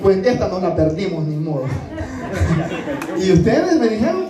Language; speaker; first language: Spanish; native; Spanish